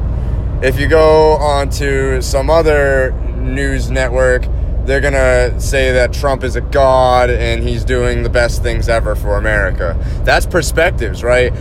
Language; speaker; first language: English; native; English